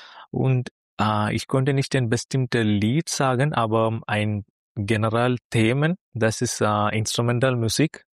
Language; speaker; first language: German; non-native, learner; Malayalam